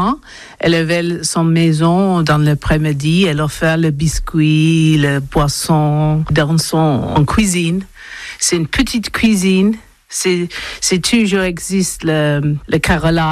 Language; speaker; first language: French; non-native, learner; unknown